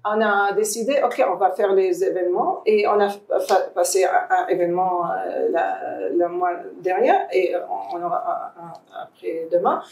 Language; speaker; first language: French; non-native, fluent; Arabic